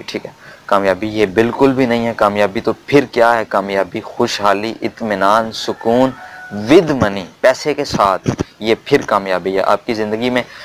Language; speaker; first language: Urdu; native; Urdu